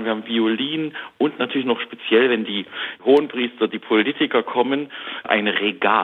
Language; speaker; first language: German; native; German